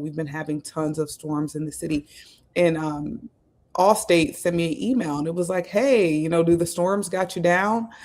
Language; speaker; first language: English; native; English